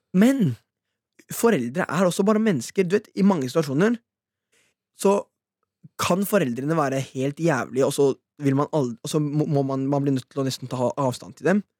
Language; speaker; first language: Norwegian; early bilingual, other home language; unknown